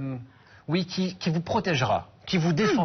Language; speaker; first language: French; native; French